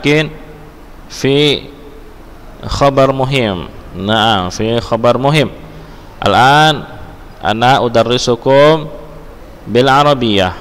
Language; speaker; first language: Arabic; non-native, fluent; Indonesian